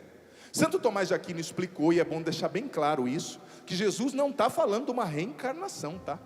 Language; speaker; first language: Portuguese; native; Portuguese